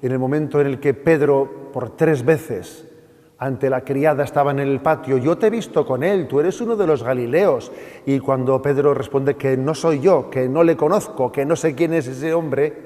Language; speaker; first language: Spanish; native; Spanish